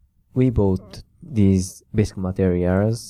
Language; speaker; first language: English; non-native, learner; Japanese